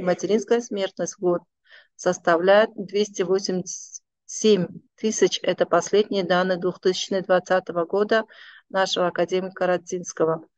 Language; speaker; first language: Russian; non-native, local second language; Uzbek